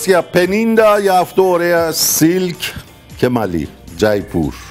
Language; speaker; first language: Greek; non-native, fluent; Persian